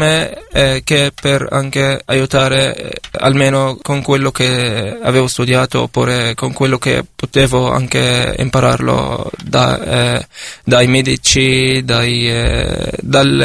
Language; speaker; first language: Italian; non-native, fluent; Arabic